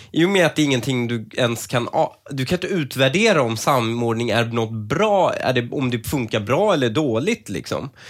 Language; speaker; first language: Swedish; early bilingual, other home language; Persian